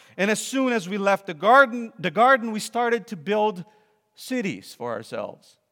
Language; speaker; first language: English; non-native, fluent; Portuguese